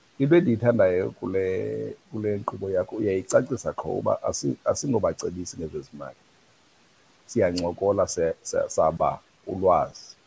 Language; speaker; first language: Xhosa; native; Xhosa